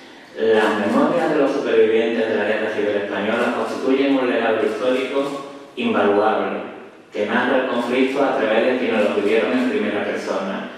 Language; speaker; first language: Spanish; native; Spanish